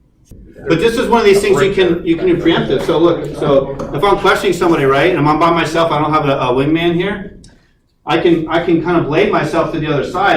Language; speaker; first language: English; native; English